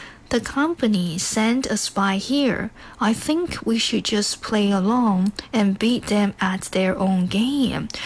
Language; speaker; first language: English; non-native, fluent; Chinese